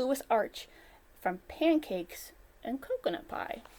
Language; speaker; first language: English; native; English